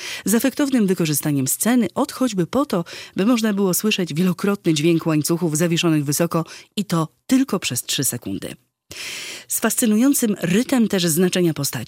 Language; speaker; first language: Polish; native; Polish